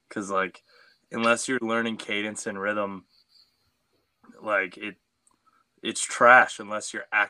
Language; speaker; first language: English; native; English